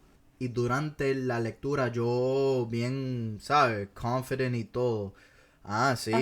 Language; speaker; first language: Spanish; non-native, fluent; English